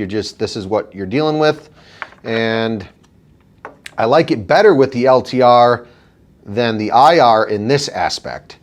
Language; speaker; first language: English; native; English